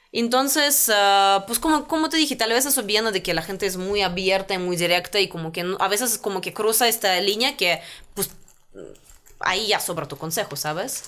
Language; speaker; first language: Spanish; non-native, fluent; Russian